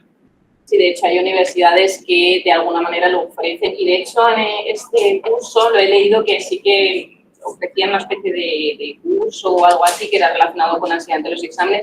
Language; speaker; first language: Spanish; native; Spanish